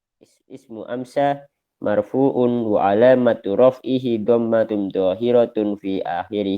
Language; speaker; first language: Arabic; non-native, learner; Indonesian